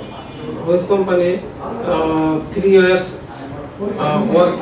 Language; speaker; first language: English; non-native, learner; Bangla